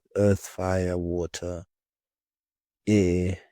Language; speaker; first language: English; native; English